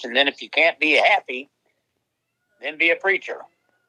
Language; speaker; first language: English; native; English